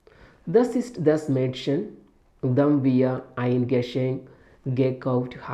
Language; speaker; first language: German; non-native, fluent; Malayalam